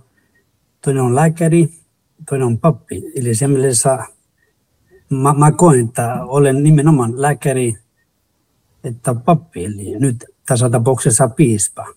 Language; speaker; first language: Finnish; non-native, fluent; Spanish